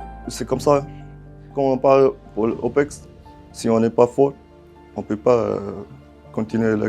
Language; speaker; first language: French; non-native, fluent; Nepali